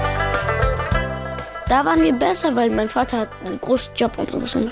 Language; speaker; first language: German; early bilingual, other home language; Pashto